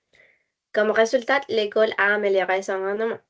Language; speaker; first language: French; non-native, learner; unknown